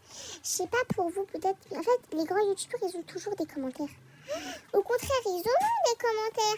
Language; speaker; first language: French; native; French